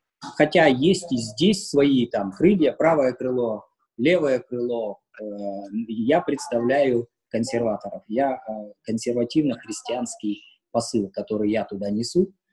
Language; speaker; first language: Russian; native; Russian